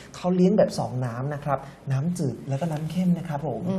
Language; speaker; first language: Thai; non-native, fluent; Chinese